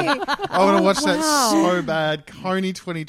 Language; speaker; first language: English; native; English